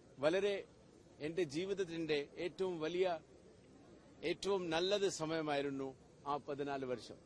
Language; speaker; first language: Malayalam; non-native, fluent; Hindi